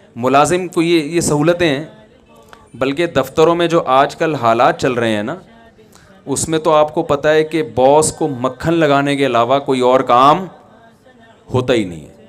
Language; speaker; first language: Urdu; native; Urdu